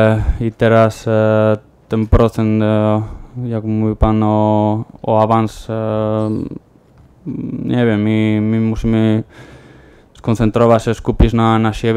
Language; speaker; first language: Polish; non-native, learner; Spanish